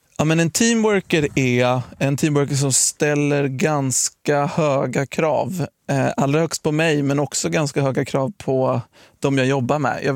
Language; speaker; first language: Swedish; native; Swedish